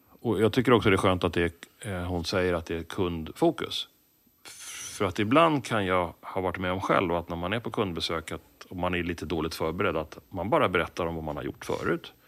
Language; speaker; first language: Swedish; native; Swedish